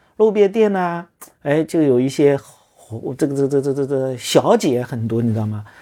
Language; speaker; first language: Chinese; native; Chinese